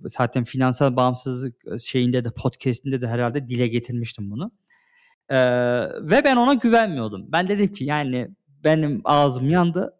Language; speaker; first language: Turkish; early bilingual, heritage; Turkish